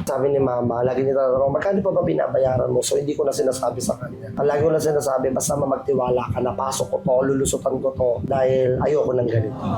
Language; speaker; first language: Filipino; native; Filipino